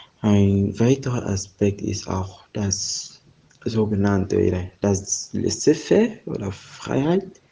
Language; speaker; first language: German; non-native, fluent; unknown